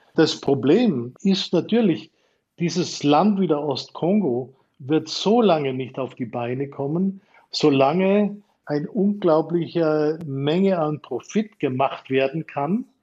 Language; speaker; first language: German; native; German